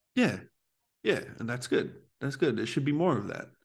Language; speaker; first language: English; early bilingual, other home language; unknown